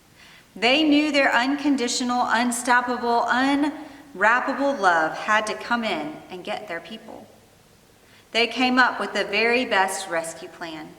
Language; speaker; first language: English; native; English